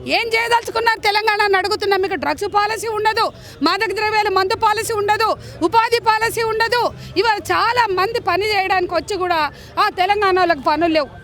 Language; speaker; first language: Telugu; native; Telugu